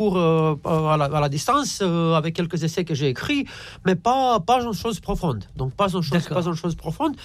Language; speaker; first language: French; non-native, fluent; Romanian